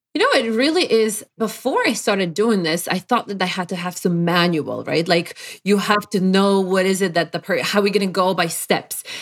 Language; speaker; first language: English; non-native, fluent; Polish